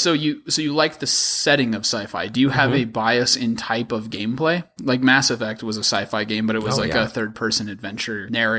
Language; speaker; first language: English; native; English